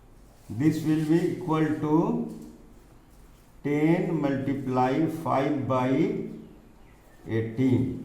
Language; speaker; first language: English; non-native, local second language; Hindi